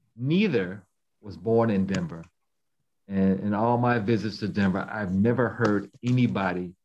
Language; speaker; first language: English; native; English